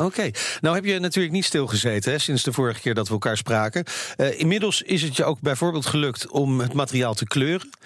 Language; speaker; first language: Dutch; native; Dutch